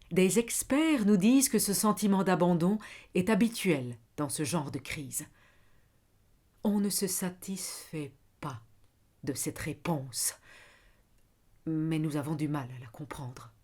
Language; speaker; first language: French; native; French